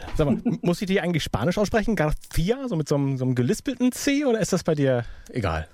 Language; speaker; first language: German; native; German